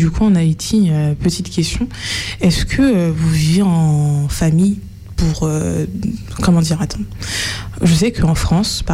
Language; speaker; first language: French; native; French